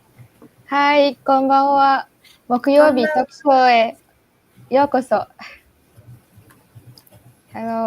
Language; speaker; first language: Japanese; non-native, learner; Malay